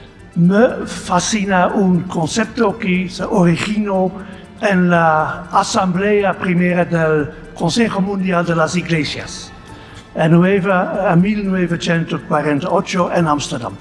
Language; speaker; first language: Spanish; non-native, fluent; Dutch